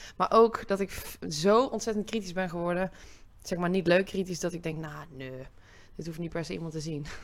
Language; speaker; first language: Dutch; native; Dutch